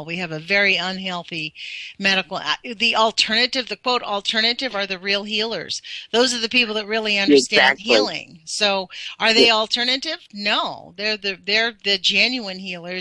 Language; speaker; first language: English; native; English